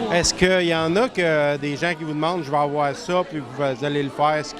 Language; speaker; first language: French; native; French